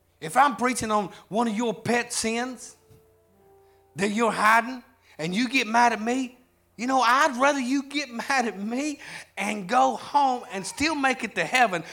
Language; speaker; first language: English; native; English